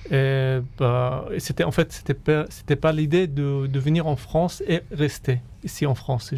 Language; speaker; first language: French; non-native, fluent; Arabic